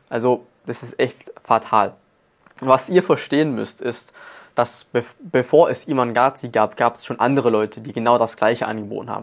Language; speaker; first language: German; native; German